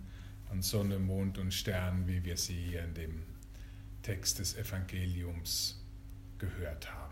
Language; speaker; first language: German; native; German